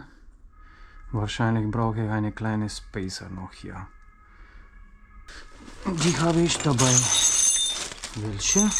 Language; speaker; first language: German; non-native, learner; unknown